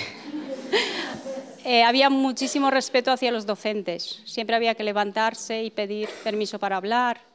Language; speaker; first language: Spanish; non-native, fluent; Romanian